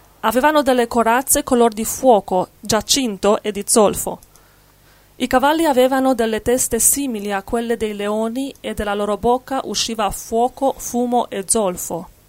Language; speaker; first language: Italian; non-native, fluent; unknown